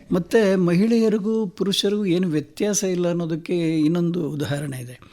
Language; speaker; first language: Kannada; native; Kannada